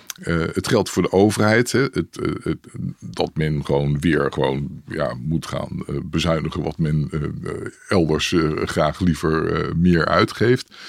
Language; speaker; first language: Dutch; native; Dutch